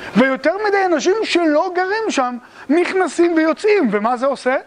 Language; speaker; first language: Hebrew; native; Hebrew